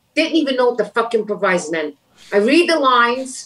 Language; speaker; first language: English; native; English